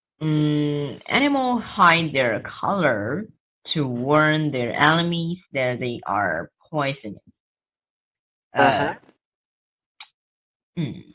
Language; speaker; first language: English; non-native, learner; Chinese